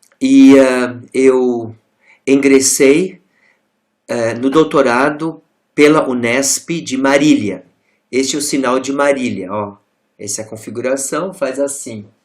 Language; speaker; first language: Portuguese; non-native, local second language; German